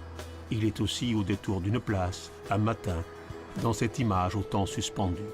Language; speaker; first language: French; native; French